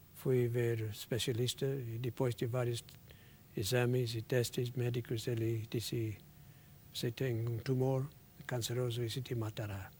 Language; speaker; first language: Portuguese; non-native, fluent; English